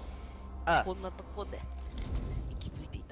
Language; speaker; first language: Japanese; native; Japanese